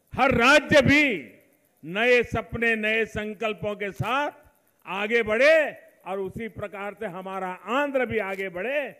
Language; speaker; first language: Hindi; non-native, local second language; Gujarati